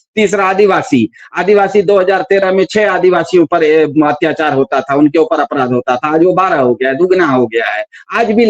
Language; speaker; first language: Hindi; non-native, local second language; Kannada